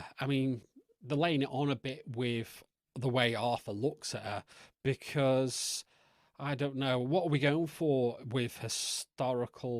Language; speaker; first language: English; native; English